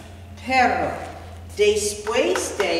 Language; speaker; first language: Spanish; non-native, fluent; English